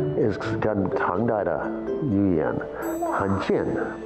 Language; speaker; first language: Chinese; non-native, fluent; English